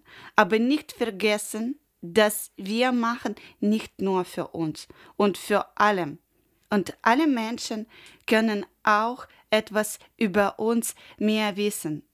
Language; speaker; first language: German; non-native, learner; Ukrainian